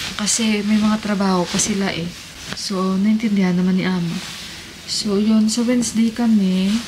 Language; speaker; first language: Filipino; native; Filipino